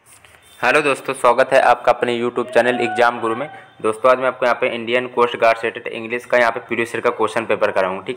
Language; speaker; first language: Hindi; native; Hindi